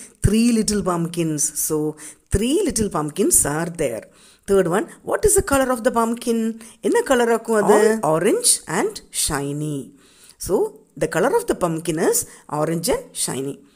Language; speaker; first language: English; non-native, local second language; Tamil